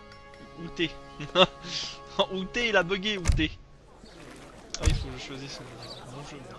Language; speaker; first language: French; native; French